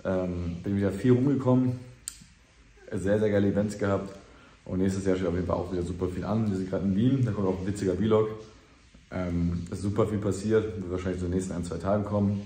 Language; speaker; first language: German; native; German